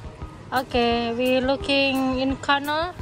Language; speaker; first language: English; non-native, learner; Indonesian